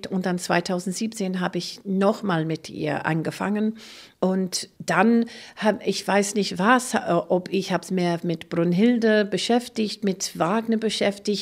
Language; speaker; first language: German; non-native, fluent; English